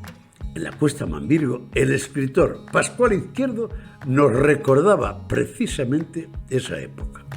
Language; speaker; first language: Spanish; native; Spanish